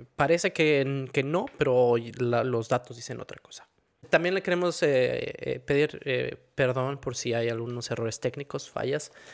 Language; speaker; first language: Spanish; native; Spanish